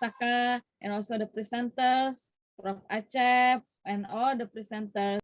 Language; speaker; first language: English; non-native, learner; Indonesian